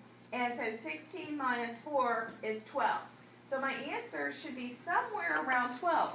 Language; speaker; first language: English; native; English